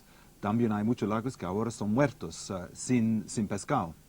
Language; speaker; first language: Spanish; non-native, fluent; English